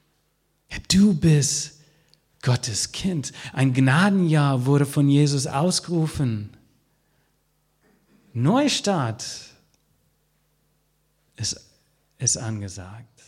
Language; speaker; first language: German; non-native, fluent; English